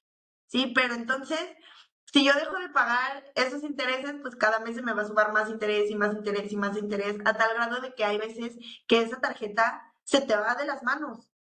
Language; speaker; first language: Spanish; native; Spanish